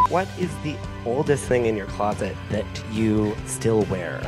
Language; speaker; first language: English; native; English